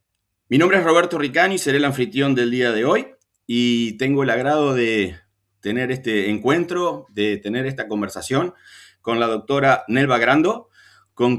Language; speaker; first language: Spanish; native; Spanish